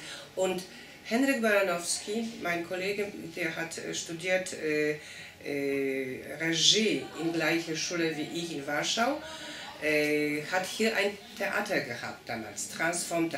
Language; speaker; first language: German; non-native, fluent; Polish